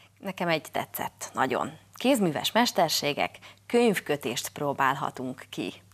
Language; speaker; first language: Hungarian; native; Hungarian